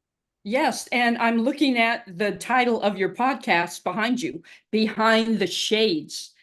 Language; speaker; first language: English; native; English